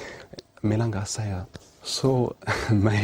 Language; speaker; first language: Icelandic; non-native, learner; English